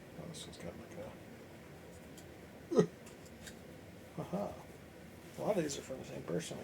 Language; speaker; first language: English; native; English